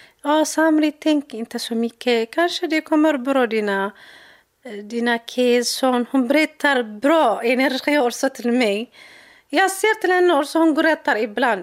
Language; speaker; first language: Swedish; non-native, learner; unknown